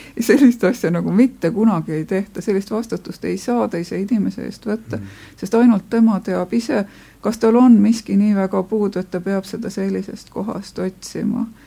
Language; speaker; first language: Estonian; native; Estonian